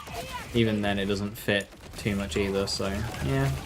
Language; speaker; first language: English; native; English